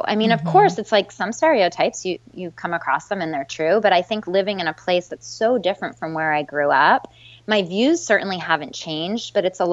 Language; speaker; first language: English; native; English